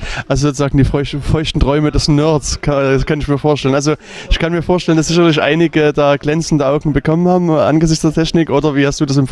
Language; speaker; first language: German; native; German